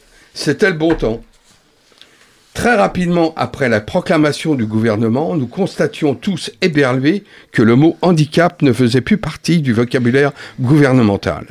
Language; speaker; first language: French; native; French